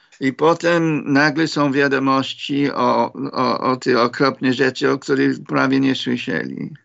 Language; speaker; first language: Polish; non-native, fluent; English